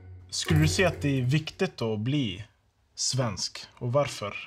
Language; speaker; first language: Swedish; early bilingual, other home language; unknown